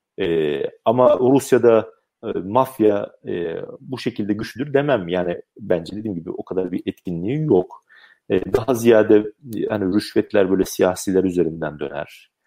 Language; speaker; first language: Turkish; native; Turkish